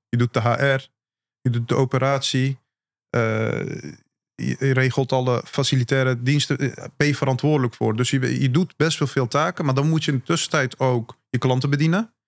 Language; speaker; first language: Dutch; early bilingual, other home language; Turkish